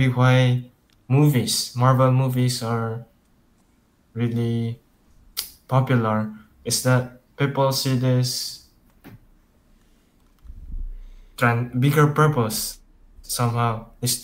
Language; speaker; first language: English; non-native, local second language; Chinese